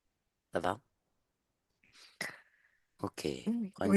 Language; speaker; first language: French; native; French